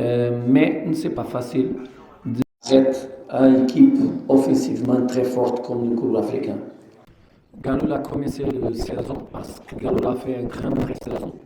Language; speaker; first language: French; non-native, fluent; Portuguese